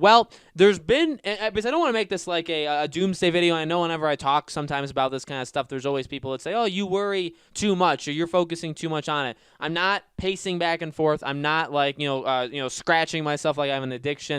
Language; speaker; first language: English; native; English